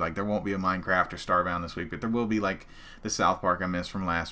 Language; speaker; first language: English; native; English